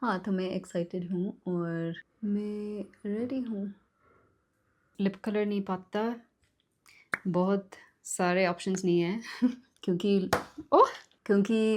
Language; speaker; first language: Hindi; non-native, learner; English